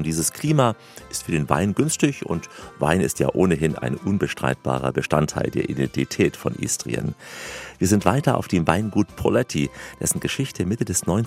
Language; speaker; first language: German; native; German